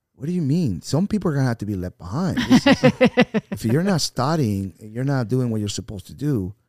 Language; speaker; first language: English; non-native, fluent; Spanish